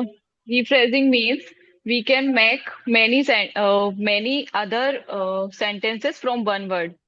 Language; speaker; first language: English; non-native, learner; Hindi